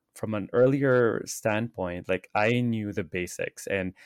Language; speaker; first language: English; non-native, local second language; Filipino